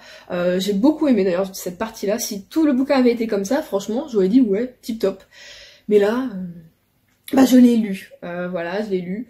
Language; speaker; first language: French; native; French